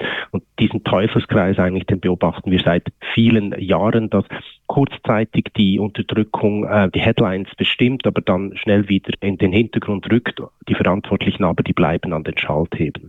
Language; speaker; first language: German; native; German